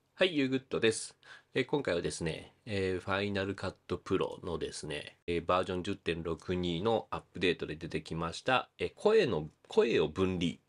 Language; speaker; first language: Japanese; native; Japanese